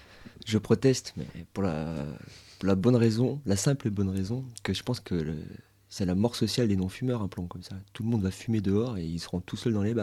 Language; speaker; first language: French; native; French